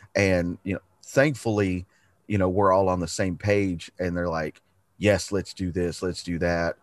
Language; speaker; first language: English; native; English